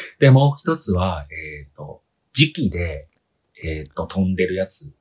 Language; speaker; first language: Japanese; non-native, fluent; Chinese